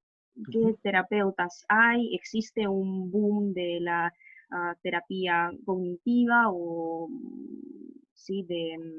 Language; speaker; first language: Spanish; non-native, fluent; Russian